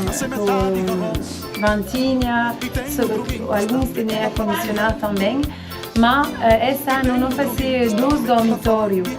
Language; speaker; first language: Portuguese; non-native, local second language; Upper Guinea Crioulo